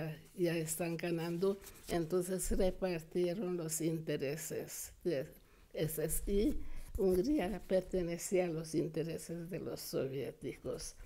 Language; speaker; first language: Spanish; non-native, fluent; Hungarian